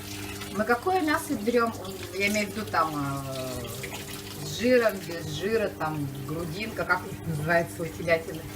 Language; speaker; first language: Russian; native; Russian